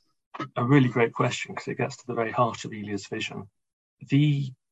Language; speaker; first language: English; native; English